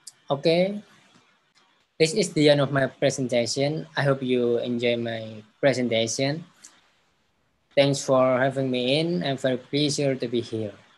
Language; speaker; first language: English; non-native, learner; Javanese